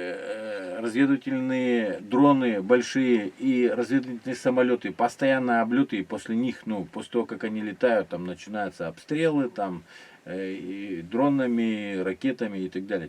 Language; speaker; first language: Russian; native; Russian